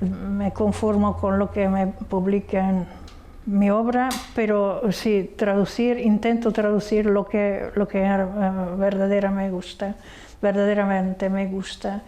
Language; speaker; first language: Spanish; non-native, fluent; Hungarian